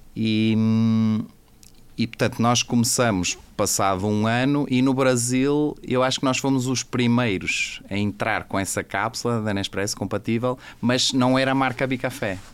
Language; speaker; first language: Portuguese; native; Portuguese